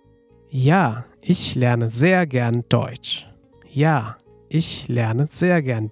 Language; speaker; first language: German; non-native, fluent; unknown